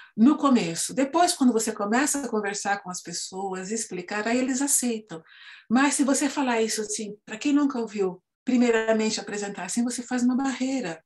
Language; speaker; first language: Portuguese; native; Portuguese